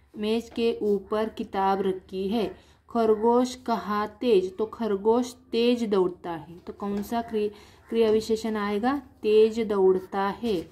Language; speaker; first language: Hindi; non-native, local second language; Marathi